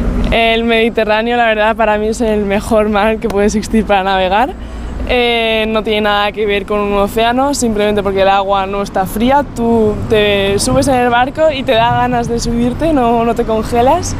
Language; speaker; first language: Spanish; native; Spanish